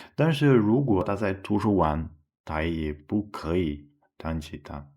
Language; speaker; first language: Chinese; non-native, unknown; Portuguese